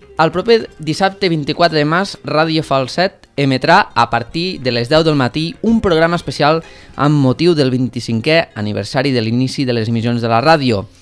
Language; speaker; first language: Catalan; native; Catalan